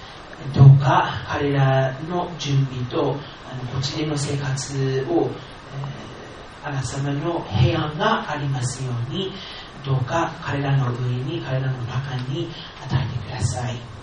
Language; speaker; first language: Japanese; non-native, fluent; English